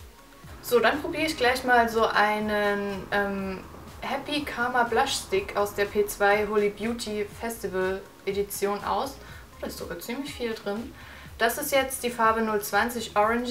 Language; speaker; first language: German; native; German